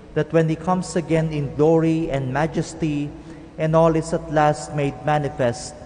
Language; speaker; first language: English; non-native, local second language; Filipino